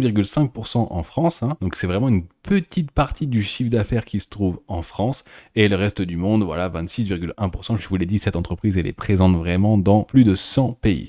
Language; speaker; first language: French; native; French